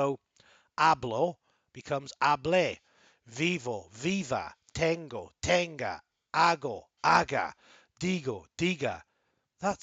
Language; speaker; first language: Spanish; non-native, fluent; English